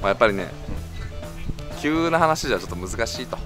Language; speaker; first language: Japanese; native; Japanese